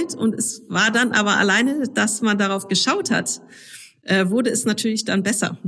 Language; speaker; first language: German; native; German